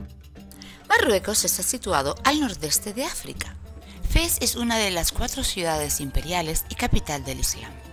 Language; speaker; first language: Spanish; native; Spanish